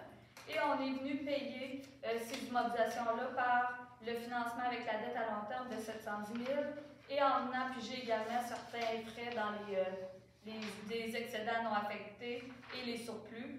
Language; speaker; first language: French; native; French